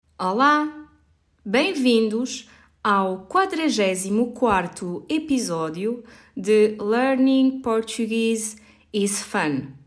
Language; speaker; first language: Portuguese; native; Portuguese